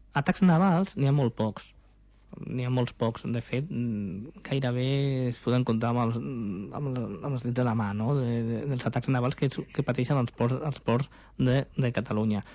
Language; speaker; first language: Catalan; native; Catalan